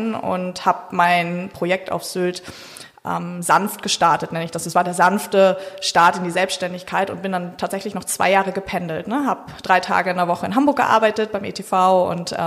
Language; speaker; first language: German; native; German